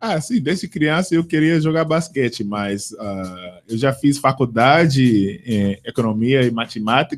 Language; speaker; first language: Portuguese; non-native, fluent; English